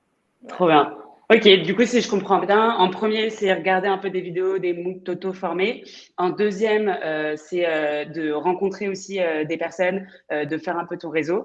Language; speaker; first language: French; native; French